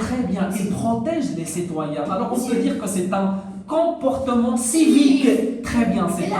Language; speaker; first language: French; non-native, local second language; Arabic